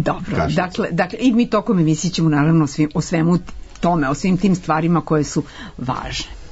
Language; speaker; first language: Serbian; native; Serbian